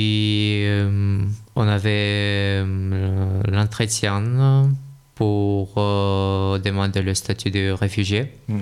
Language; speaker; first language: French; non-native, fluent; Russian